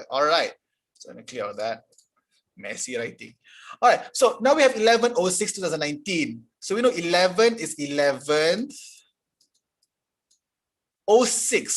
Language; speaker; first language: English; non-native, local second language; Malay